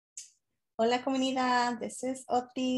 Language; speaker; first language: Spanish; early bilingual, heritage; Spanish